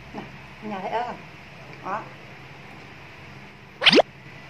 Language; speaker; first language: Vietnamese; native; Vietnamese